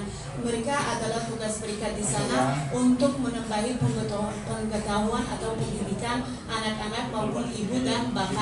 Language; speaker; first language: Indonesian; non-native, fluent; Persian